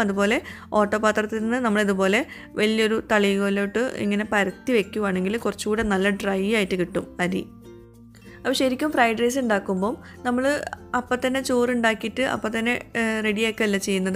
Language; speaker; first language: Malayalam; native; Malayalam